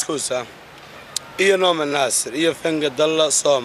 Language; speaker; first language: Italian; non-native, learner; Somali